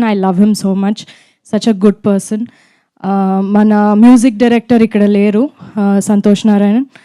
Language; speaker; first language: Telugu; non-native, fluent; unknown